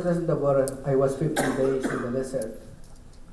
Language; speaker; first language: English; non-native, learner; Kʼicheʼ